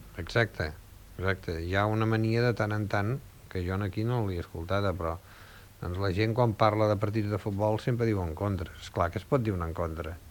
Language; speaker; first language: Catalan; native; Catalan